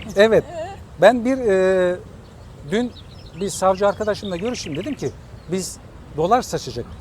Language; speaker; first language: Turkish; native; Turkish